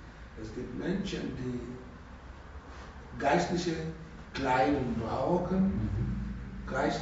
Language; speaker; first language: German; non-native, learner; Russian